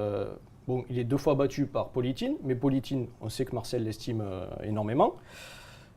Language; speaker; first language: French; native; French